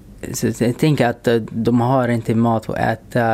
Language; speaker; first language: Swedish; non-native, fluent; Arabic